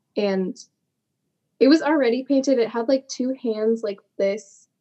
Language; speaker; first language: English; native; English